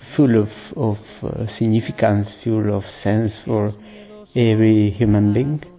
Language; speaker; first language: English; non-native, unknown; Spanish